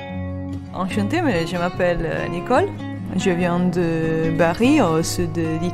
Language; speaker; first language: French; non-native, fluent; Italian